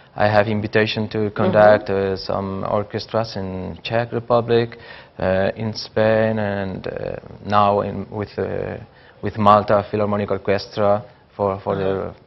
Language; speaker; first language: English; non-native, learner; Spanish